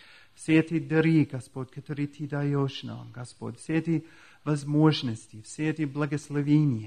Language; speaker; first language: Russian; non-native, fluent; English